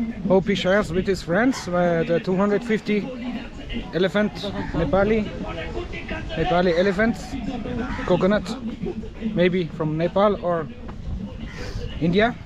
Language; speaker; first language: English; non-native, fluent; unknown